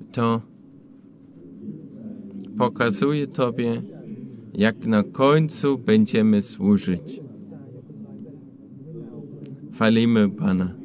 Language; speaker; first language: Polish; non-native, fluent; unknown